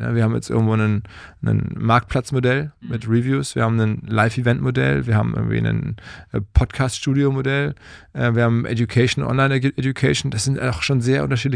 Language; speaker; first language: German; native; German